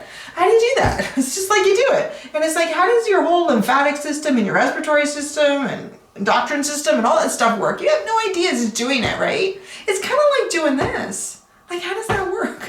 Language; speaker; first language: English; native; English